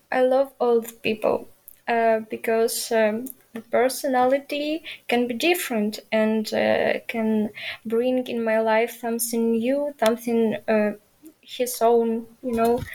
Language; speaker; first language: English; non-native, learner; Ukrainian